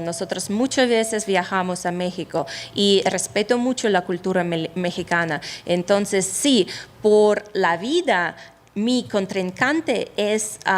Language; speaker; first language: Spanish; non-native, fluent; Russian